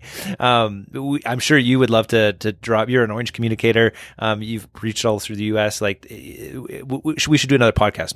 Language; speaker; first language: English; native; English